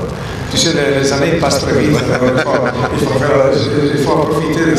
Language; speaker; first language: French; non-native, learner; Italian